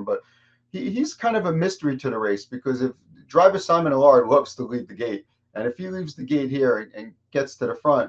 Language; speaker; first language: English; native; English